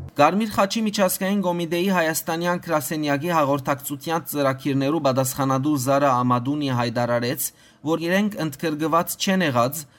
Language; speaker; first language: Armenian; early bilingual, heritage; Armenian